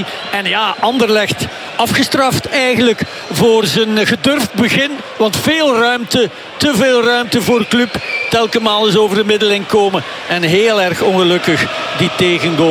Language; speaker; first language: Dutch; native; Dutch